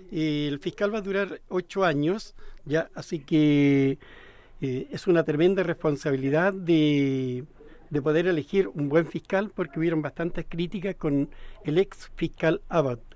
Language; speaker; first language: Spanish; native; Spanish